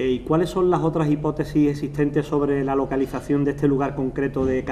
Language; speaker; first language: Spanish; native; Spanish